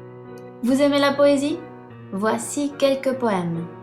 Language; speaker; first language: French; non-native, fluent; Spanish